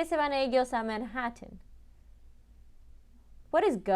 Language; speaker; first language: Spanish; early bilingual, heritage; Spanish